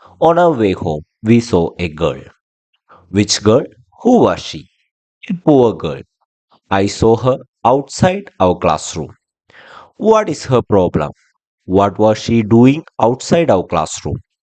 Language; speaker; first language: English; non-native, local second language; Malayalam